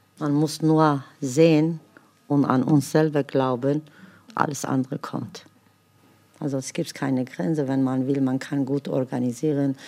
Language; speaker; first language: German; non-native, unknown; Kurdish